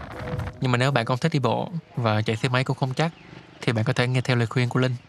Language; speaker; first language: Vietnamese; native; Vietnamese